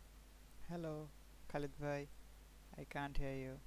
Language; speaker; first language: English; non-native, learner; Bangla